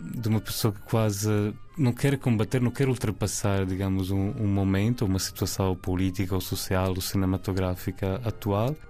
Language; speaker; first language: Portuguese; non-native, fluent; Italian